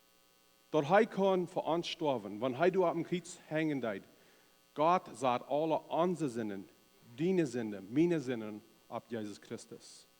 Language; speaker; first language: German; non-native, learner; Plautdietsch